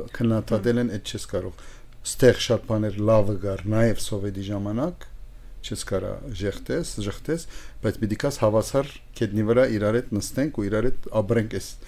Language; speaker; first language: Armenian; early bilingual, heritage; Armenian